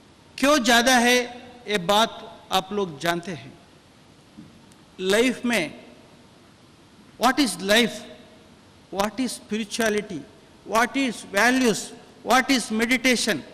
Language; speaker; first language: Hindi; non-native, local second language; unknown